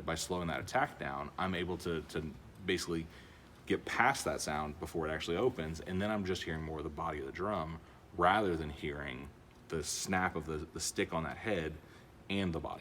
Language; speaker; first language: English; native; English